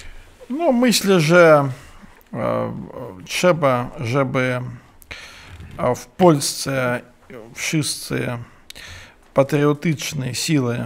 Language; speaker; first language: Polish; non-native, learner; Belarusian